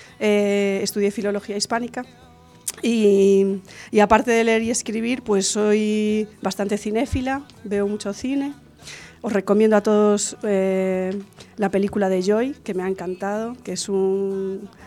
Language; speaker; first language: Spanish; non-native, local second language; Galician